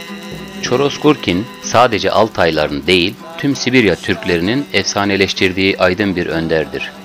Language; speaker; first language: Turkish; native; Turkish